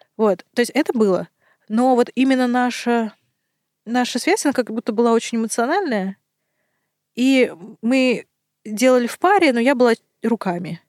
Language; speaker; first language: Russian; native; Russian